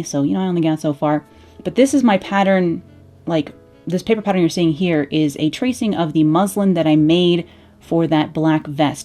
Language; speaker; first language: English; native; English